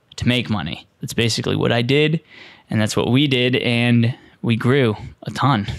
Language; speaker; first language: English; native; English